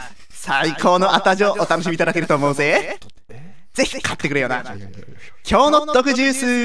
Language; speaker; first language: Japanese; native; Japanese